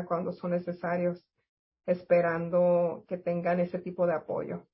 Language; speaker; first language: Spanish; native; Spanish